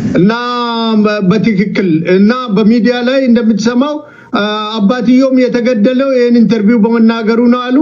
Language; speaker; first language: Amharic; non-native, local second language; Oromo